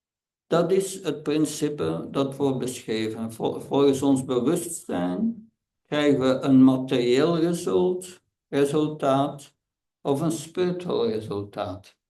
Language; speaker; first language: Dutch; non-native, fluent; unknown